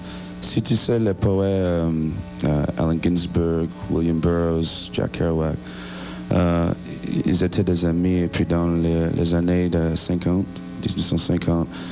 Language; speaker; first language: French; non-native, learner; English